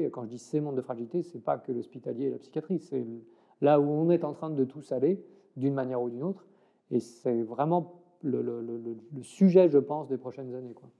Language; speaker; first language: French; native; French